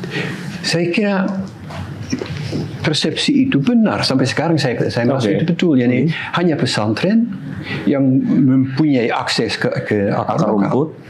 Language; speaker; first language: Indonesian; non-native, fluent; Dutch